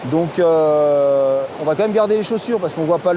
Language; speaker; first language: French; native; French